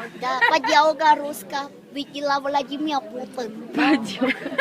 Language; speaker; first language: Russian; non-native, local second language; Kyrgyz